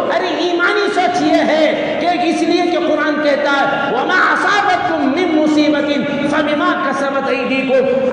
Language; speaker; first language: Urdu; native; Urdu